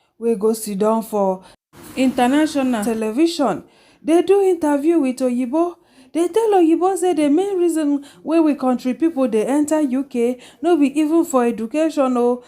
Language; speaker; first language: Nigerian Pidgin; non-native, local second language; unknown